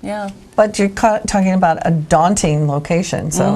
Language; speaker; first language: English; native; English